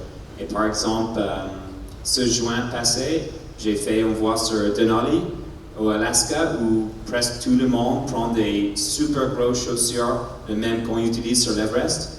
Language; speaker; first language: French; non-native, learner; English